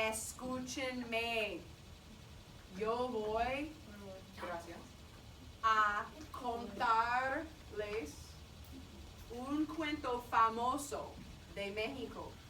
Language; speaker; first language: Spanish; non-native, fluent; English